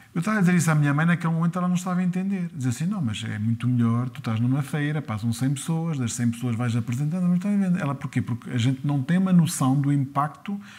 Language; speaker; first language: Portuguese; early bilingual, other home language; French